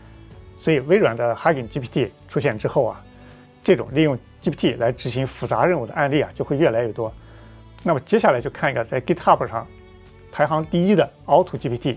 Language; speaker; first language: Chinese; native; Chinese